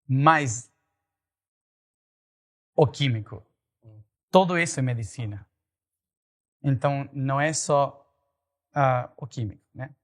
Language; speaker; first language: Portuguese; non-native, fluent; Spanish